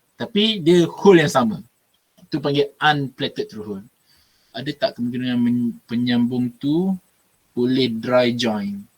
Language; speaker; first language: Malay; native; Malay